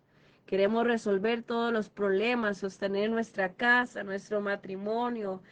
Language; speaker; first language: Spanish; native; Spanish